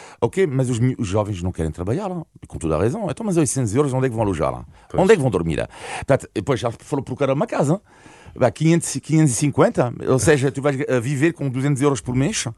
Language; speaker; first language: Portuguese; non-native, fluent; French